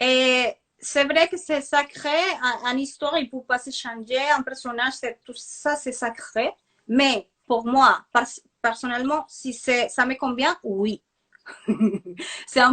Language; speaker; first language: French; non-native, fluent; Spanish